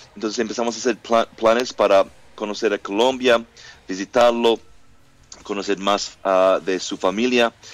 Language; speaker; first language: Spanish; non-native, learner; English